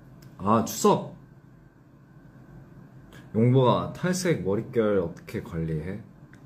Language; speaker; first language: Korean; early bilingual, heritage; English